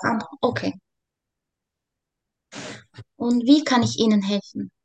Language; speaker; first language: German; non-native, learner; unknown